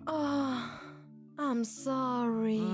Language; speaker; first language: English; non-native, fluent; Spanish